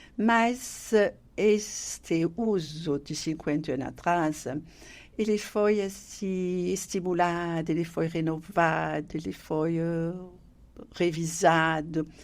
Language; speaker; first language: Portuguese; non-native, fluent; French